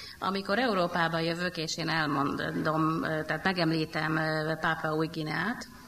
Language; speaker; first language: Hungarian; native; Hungarian